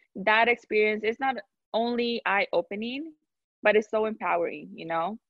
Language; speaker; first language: English; non-native, fluent; Spanish